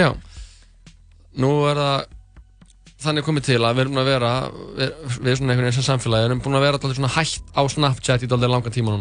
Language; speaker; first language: Icelandic; native; Icelandic